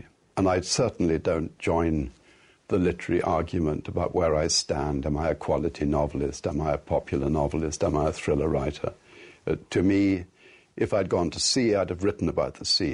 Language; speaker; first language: English; native; English